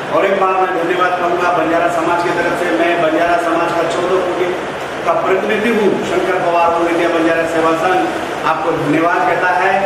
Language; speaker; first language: Hindi; non-native, local second language; Lambadi